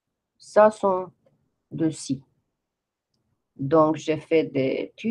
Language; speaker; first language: French; non-native, fluent; English